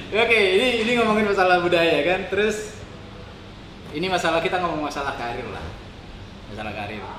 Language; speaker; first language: Indonesian; non-native, local second language; Batak Toba